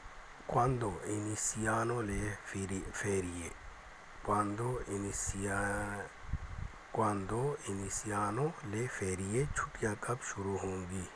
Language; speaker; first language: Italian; non-native, learner; Urdu